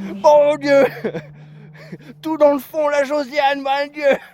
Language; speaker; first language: French; native; French